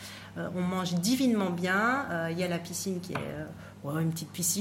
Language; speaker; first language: French; native; French